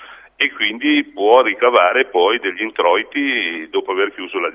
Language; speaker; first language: Italian; native; Italian